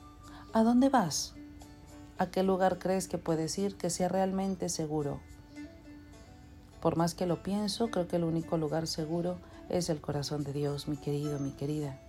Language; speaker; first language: Spanish; native; Spanish